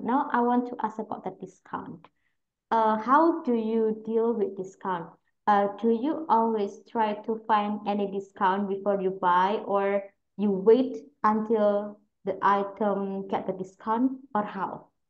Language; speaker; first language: English; non-native, fluent; Indonesian